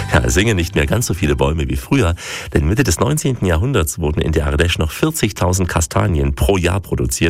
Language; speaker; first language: German; native; German